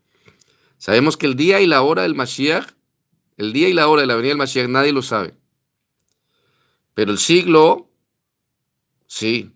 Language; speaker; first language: Spanish; native; Spanish